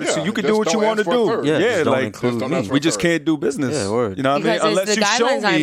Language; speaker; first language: English; native; English